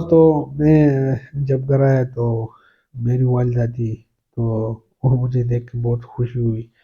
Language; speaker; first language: Urdu; non-native, local second language; Pashto